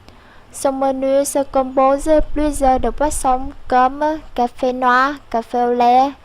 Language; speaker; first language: French; non-native, local second language; Vietnamese